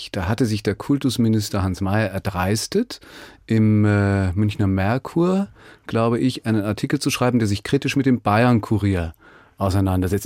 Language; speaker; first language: German; native; German